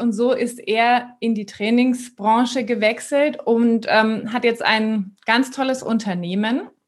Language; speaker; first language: German; native; German